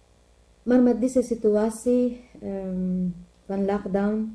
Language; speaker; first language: Dutch; non-native, learner; Filipino